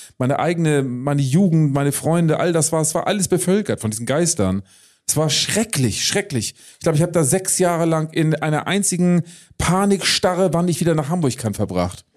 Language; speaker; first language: German; native; German